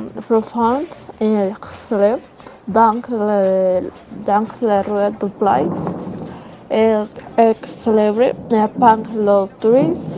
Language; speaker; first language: French; non-native, learner; Spanish